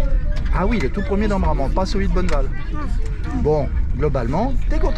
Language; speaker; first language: French; native; French